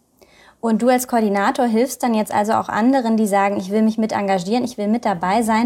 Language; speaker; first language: German; native; German